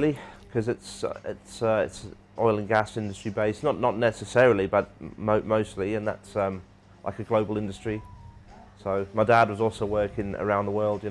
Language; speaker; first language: English; native; English